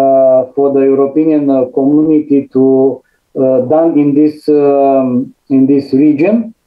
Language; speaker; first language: English; non-native, fluent; Romanian